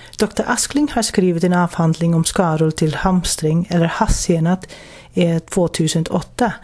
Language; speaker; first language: Swedish; non-native, fluent; Dutch